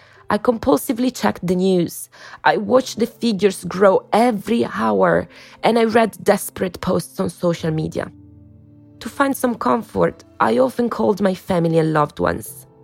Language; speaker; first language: English; non-native, fluent; Italian